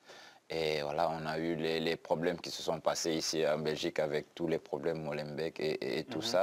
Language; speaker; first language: French; non-native, local second language; Wolof